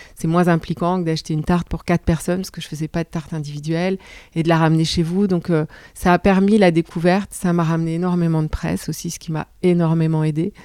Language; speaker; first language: French; native; French